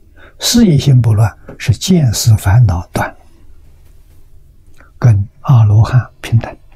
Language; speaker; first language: Chinese; native; Chinese